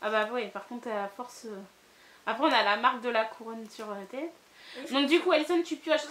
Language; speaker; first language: French; native; French